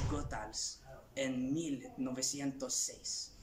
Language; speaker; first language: Spanish; non-native, learner; Swedish